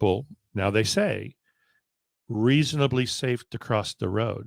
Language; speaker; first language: English; native; English